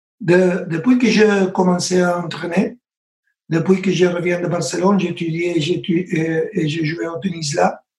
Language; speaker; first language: French; non-native, learner; Spanish